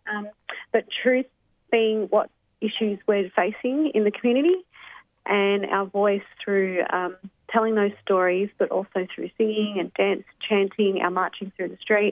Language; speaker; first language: English; native; English